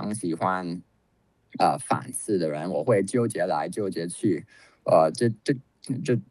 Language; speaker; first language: Chinese; non-native, fluent; English